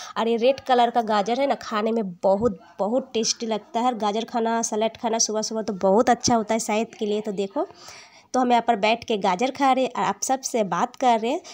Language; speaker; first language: Hindi; non-native, local second language; Bangla